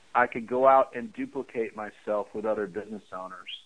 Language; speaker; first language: English; native; English